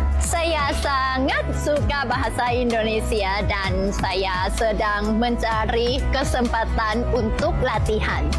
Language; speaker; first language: Indonesian; non-native, learner; Thai